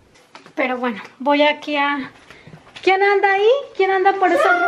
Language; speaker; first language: Spanish; native; Spanish